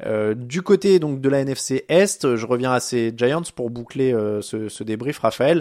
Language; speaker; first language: French; native; French